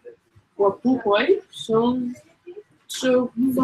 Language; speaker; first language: Chinese; non-native, learner; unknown